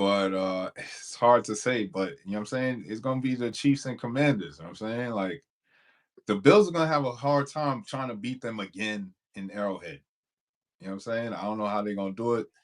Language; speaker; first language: English; native; English